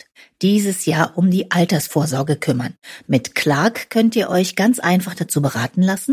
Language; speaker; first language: German; native; German